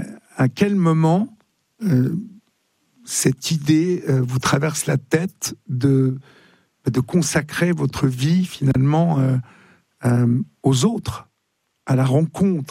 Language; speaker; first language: French; native; French